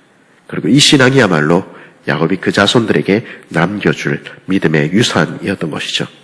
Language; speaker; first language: Korean; native; Korean